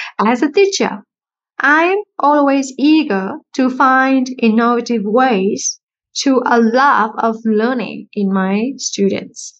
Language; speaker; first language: English; non-native, fluent; Vietnamese